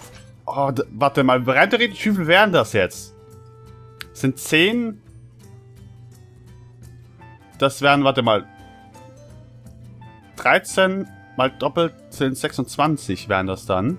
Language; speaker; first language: German; native; German